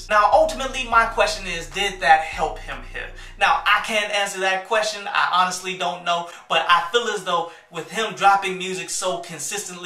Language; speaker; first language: English; native; English